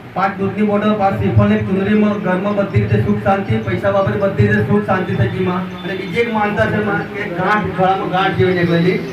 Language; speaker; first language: Gujarati; native; Gujarati